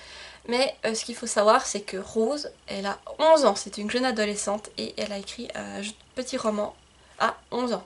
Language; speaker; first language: French; native; French